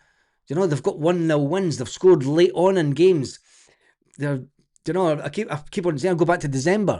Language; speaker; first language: English; native; English